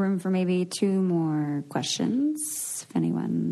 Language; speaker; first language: English; native; English